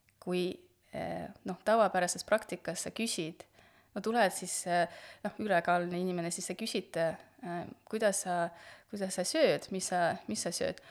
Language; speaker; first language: Estonian; non-native, local second language; Russian